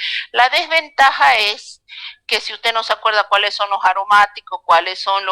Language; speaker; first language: Spanish; native; Spanish